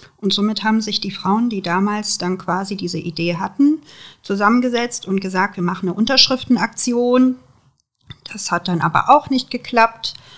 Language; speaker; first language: German; early bilingual, other home language; Serbian